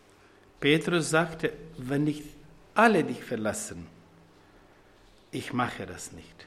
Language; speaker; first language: German; non-native, fluent; Croatian